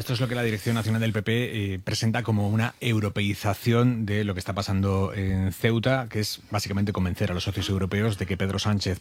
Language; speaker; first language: Spanish; native; Spanish